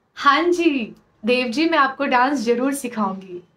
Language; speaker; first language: Hindi; native; Hindi